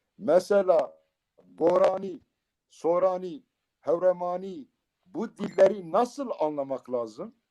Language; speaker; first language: Turkish; non-native, local second language; Kurdish